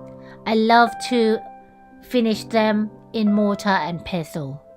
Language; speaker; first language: English; non-native, fluent; Thai